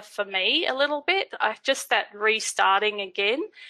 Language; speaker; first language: English; native; English